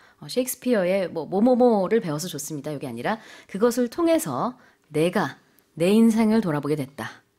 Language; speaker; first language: Korean; native; Korean